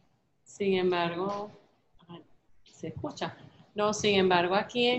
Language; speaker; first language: Spanish; native; Spanish